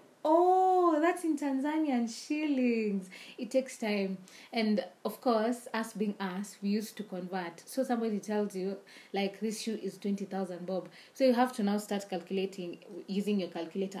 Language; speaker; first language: English; non-native, local second language; Swahili